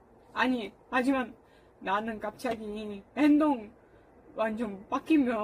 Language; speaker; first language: Korean; non-native, learner; Czech